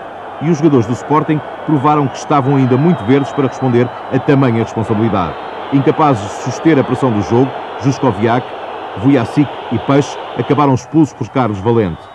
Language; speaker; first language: Portuguese; native; Portuguese